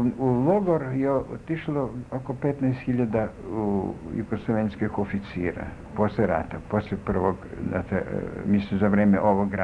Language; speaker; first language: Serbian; non-native, fluent; Russian